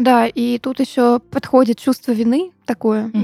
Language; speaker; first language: Russian; native; Russian